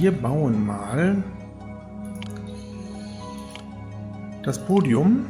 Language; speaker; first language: German; native; German